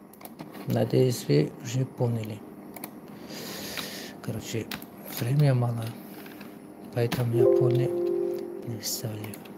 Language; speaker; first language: Russian; non-native, local second language; Tajik